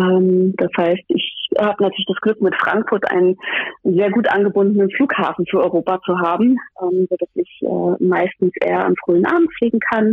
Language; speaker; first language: German; native; German